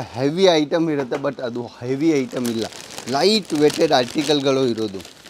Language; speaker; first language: Kannada; non-native, fluent; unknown